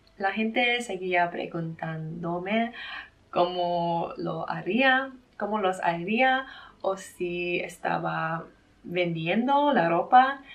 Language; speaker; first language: Spanish; non-native, learner; English